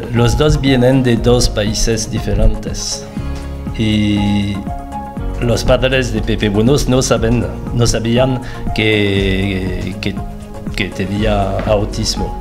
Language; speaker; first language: Spanish; non-native, fluent; French